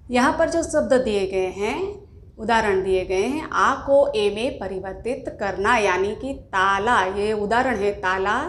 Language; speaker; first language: Hindi; non-native, local second language; Gujarati